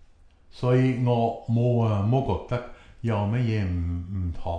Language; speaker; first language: Chinese; non-native, fluent; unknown